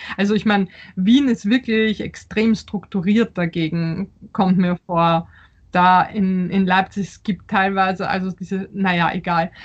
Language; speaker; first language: German; early bilingual, other home language; Polish